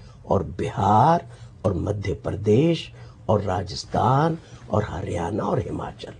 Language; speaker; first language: Urdu; native; Urdu